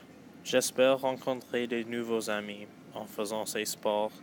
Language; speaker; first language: French; non-native, local second language; English